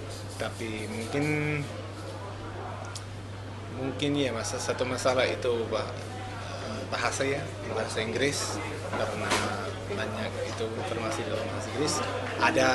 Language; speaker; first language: Indonesian; non-native, learner; English